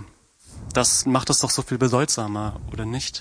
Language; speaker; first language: German; native; German